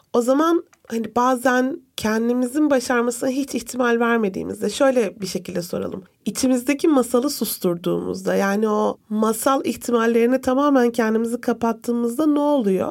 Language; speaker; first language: Turkish; native; Turkish